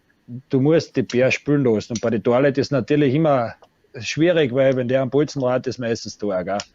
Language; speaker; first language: German; native; German